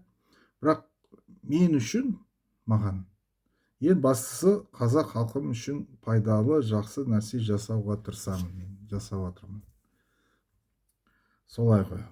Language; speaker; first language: Kazakh; non-native, local second language; Russian